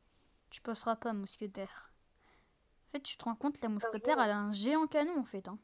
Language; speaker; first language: French; native; French